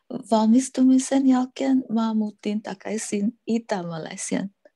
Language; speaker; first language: Finnish; non-native, learner; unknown